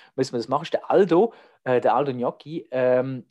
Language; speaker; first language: German; native; German